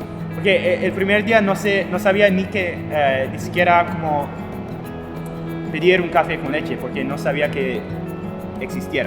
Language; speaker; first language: Spanish; non-native, fluent; English